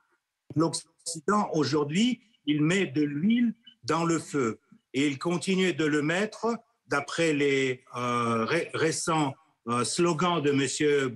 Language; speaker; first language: French; non-native, fluent; Russian